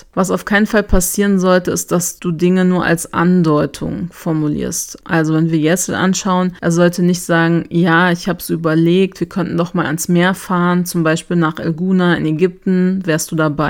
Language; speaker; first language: German; native; German